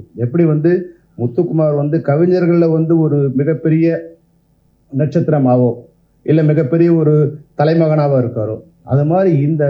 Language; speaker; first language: Tamil; native; Tamil